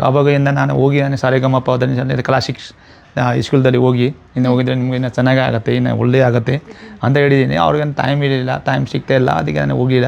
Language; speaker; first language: Kannada; non-native, learner; Nepali